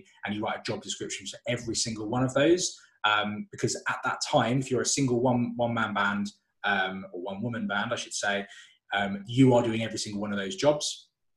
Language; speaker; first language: English; native; English